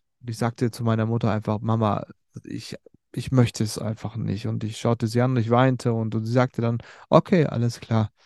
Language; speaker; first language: German; early bilingual, other home language; Turkish